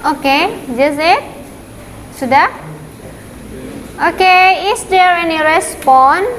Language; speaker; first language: English; non-native, learner; Indonesian